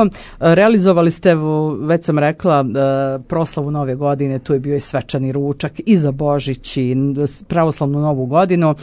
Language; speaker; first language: Croatian; native; Croatian